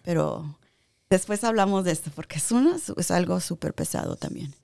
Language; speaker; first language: Spanish; early bilingual, heritage; Spanish